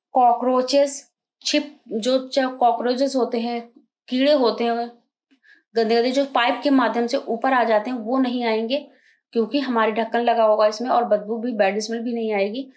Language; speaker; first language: Hindi; native; Hindi